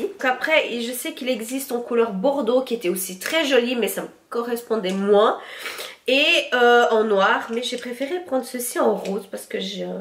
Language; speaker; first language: French; native; French